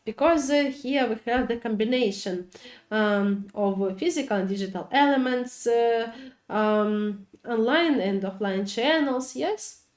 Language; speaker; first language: English; non-native, fluent; Ukrainian